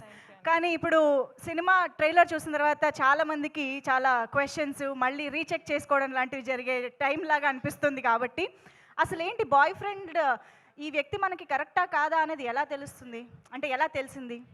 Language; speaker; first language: Telugu; native; Telugu